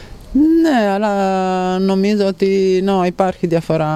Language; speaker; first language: Greek; non-native, fluent; Italian